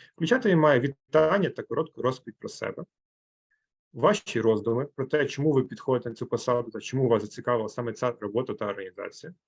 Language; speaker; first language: Ukrainian; native; Ukrainian